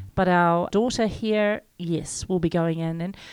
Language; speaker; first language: English; native; English